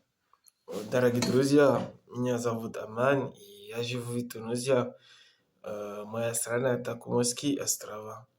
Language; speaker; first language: Russian; non-native, learner; Comorian